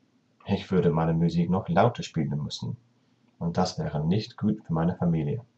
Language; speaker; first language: German; non-native, learner; English